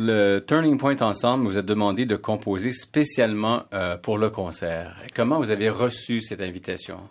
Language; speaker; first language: French; native; French